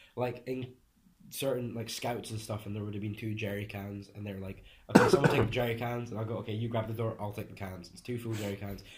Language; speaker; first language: English; early bilingual, other home language; Hungarian